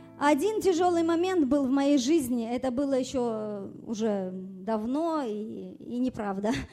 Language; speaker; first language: Russian; early bilingual, other home language; German